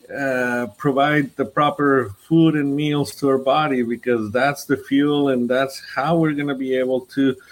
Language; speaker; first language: English; non-native, fluent; Spanish